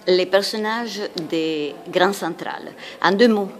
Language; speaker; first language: French; non-native, fluent; Italian